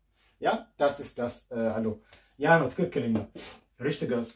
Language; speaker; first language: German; non-native, learner; Amharic